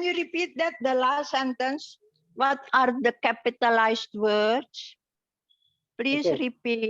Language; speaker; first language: English; non-native, fluent; Indonesian